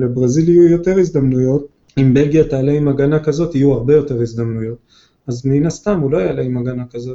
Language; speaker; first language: Hebrew; native; Hebrew